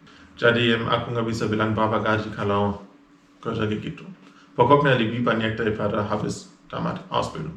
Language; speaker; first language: Indonesian; non-native, fluent; German